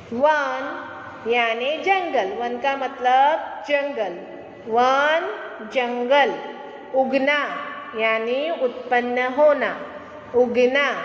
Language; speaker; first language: Hindi; non-native, local second language; Gujarati